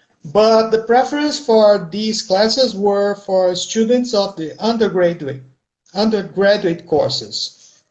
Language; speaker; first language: English; non-native, fluent; Portuguese